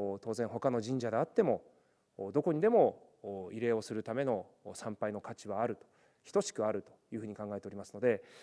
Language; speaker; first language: Japanese; native; Japanese